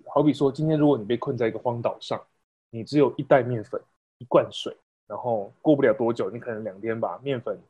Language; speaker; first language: Chinese; native; Chinese